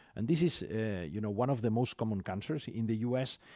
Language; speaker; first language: English; non-native, fluent; Spanish